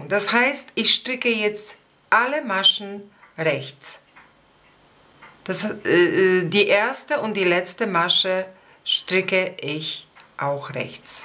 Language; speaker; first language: German; non-native, fluent; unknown